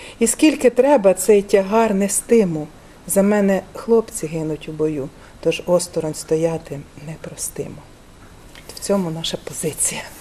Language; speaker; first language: Ukrainian; native; Ukrainian